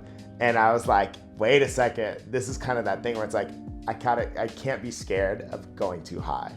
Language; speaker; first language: English; native; English